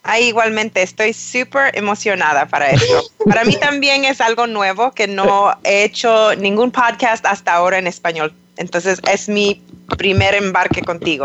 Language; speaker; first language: Spanish; non-native, fluent; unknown